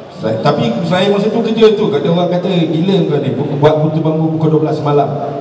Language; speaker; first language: Malay; native; Malay